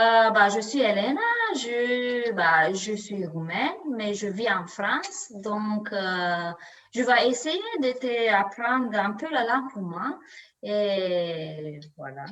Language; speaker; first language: French; non-native, learner; Romanian